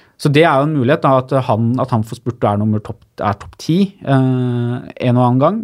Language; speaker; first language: Norwegian; native; Norwegian